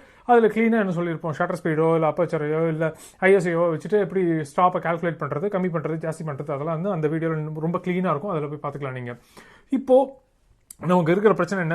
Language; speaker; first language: Tamil; native; Tamil